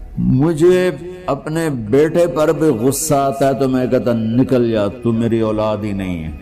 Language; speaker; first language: Urdu; non-native, local second language; Punjabi